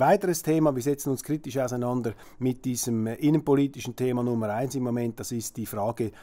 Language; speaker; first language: German; native; German